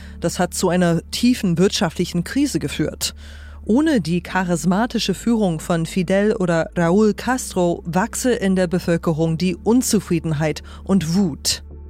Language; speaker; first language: German; native; German